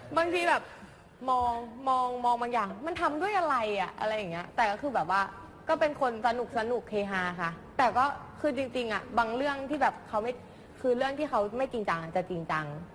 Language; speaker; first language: Thai; native; Thai